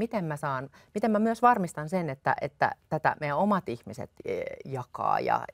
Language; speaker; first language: Finnish; native; Finnish